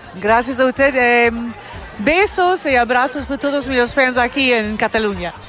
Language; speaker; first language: Spanish; non-native, learner; English